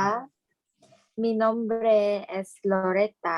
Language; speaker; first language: Spanish; non-native, learner; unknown